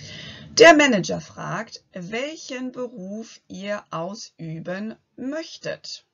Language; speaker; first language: German; non-native, fluent; French